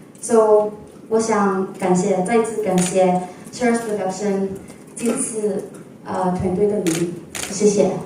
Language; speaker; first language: Chinese; non-native, local second language; Malay